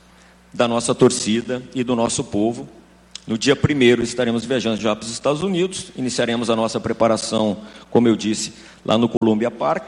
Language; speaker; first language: Portuguese; native; Portuguese